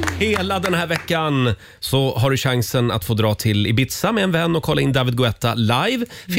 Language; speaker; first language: Swedish; native; Swedish